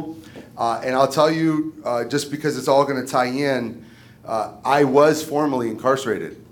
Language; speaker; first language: English; native; English